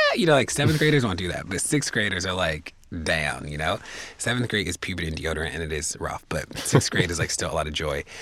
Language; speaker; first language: English; native; English